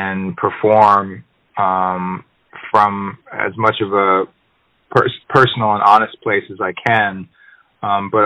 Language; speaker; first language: English; native; English